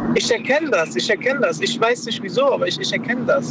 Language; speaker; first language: German; early bilingual, other home language; Spanish